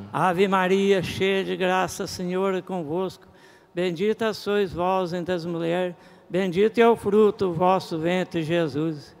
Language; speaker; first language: Portuguese; native; Portuguese